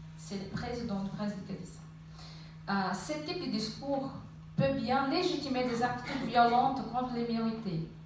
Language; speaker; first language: French; non-native, fluent; Portuguese